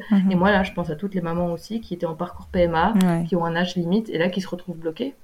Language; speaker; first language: French; native; French